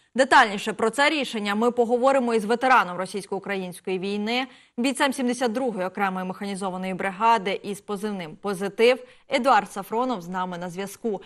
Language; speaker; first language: Ukrainian; native; Ukrainian